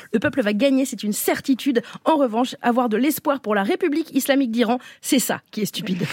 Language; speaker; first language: French; native; French